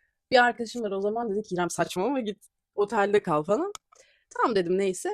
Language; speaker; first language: Turkish; native; Turkish